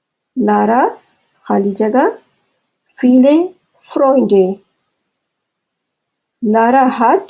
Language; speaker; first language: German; non-native, fluent; Urdu